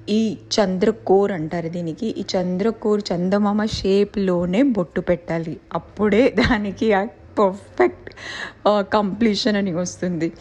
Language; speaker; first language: Telugu; non-native, fluent; Marathi